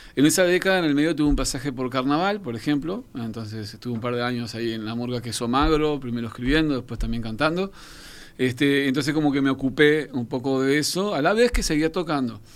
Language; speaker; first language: Spanish; native; Spanish